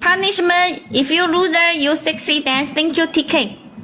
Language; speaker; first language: English; non-native, learner; Chinese